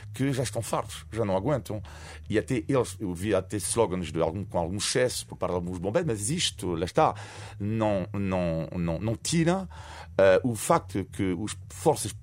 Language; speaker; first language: Portuguese; non-native, fluent; French